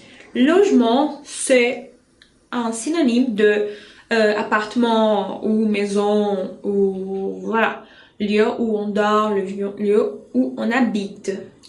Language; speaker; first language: French; non-native, fluent; Portuguese